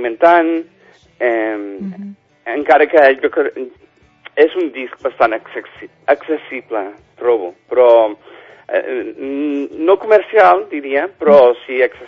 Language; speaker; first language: Catalan; non-native, fluent; English